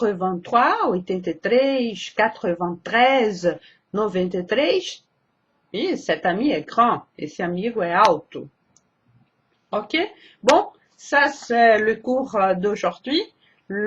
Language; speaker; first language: French; non-native, fluent; Portuguese